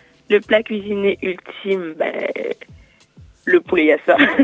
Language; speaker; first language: French; non-native, local second language; Wolof